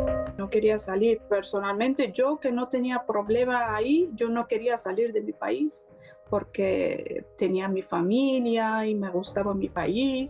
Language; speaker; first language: Spanish; non-native, learner; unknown